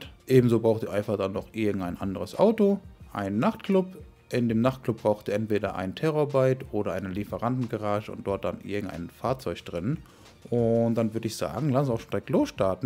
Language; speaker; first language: German; native; German